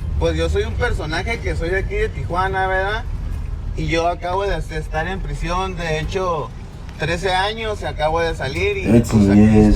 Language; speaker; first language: Spanish; native; Spanish